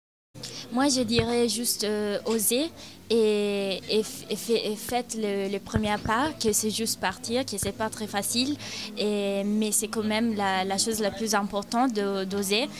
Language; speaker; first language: French; non-native, fluent; Italian